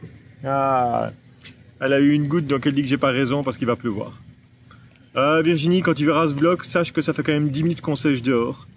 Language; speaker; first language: French; native; French